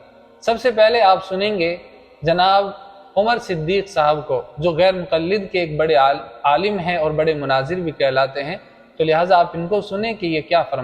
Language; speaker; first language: Urdu; native; Urdu